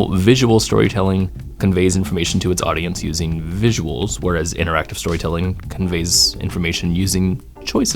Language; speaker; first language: English; native; English